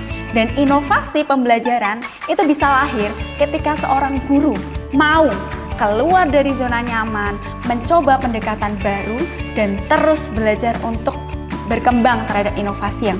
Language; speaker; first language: Indonesian; native; Indonesian